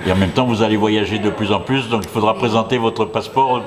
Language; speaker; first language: French; native; French